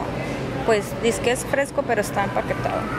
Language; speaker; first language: Spanish; native; Spanish